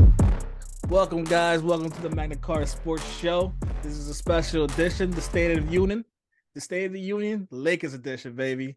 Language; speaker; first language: English; native; English